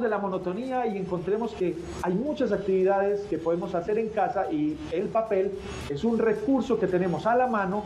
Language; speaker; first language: Spanish; native; Spanish